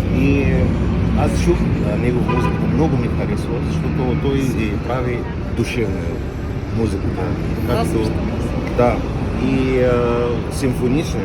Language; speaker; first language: Bulgarian; non-native, learner; Arabic